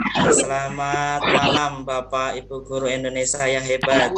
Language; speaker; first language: Indonesian; native; Indonesian